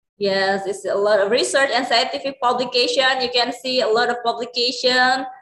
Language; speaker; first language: English; non-native, learner; Indonesian